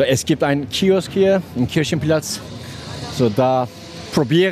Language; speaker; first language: German; non-native, learner; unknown